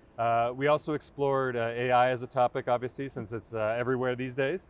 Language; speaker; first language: English; native; English